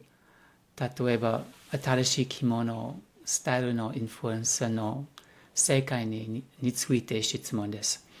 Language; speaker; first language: Japanese; non-native, learner; English